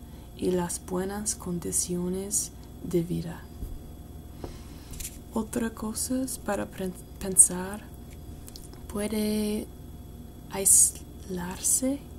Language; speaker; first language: Spanish; non-native, learner; English